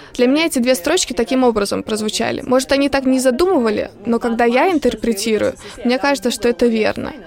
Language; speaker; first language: Russian; non-native, local second language; Lithuanian